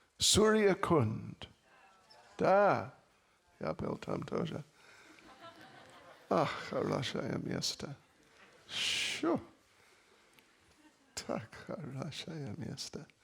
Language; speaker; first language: Russian; non-native, learner; English